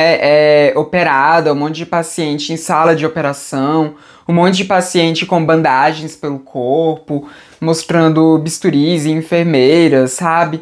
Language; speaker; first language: Portuguese; native; Portuguese